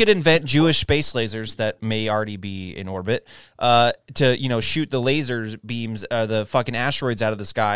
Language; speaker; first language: English; native; English